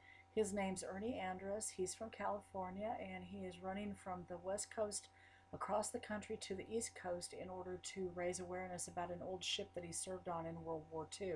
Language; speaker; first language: English; native; English